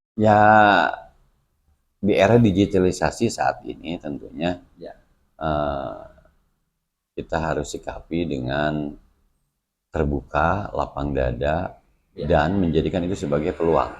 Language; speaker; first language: Indonesian; non-native, local second language; Sundanese